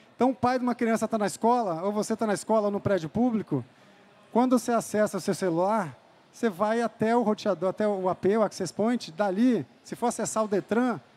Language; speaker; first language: Portuguese; native; Portuguese